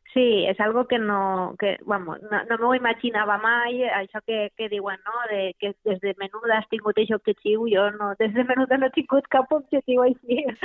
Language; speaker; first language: Catalan; native; Catalan